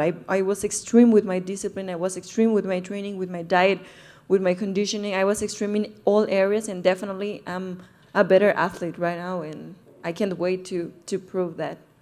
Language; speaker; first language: English; non-native, fluent; Spanish